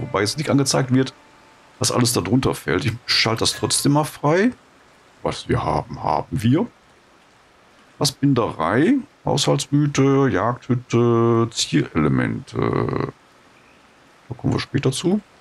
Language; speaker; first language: German; native; German